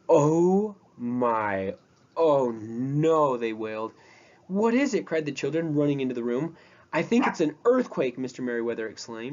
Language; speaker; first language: English; native; English